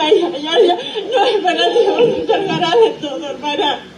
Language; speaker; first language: Spanish; native; Spanish